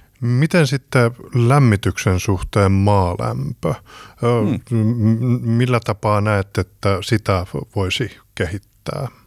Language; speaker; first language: Finnish; native; Finnish